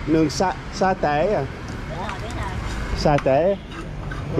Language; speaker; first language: Vietnamese; non-native, learner; English